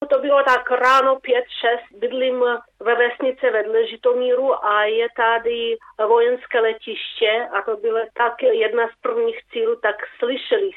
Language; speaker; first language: Czech; early bilingual, heritage; Czech